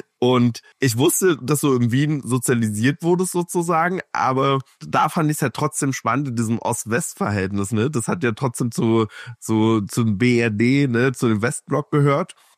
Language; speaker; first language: German; native; German